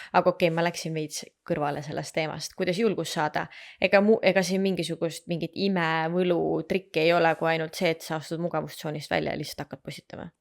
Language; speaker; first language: Estonian; native; Estonian